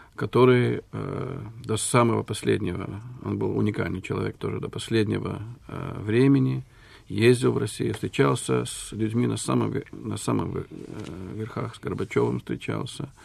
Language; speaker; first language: Russian; early bilingual, heritage; Russian